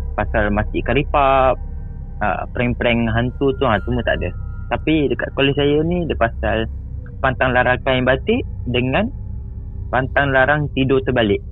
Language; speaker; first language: Malay; native; Malay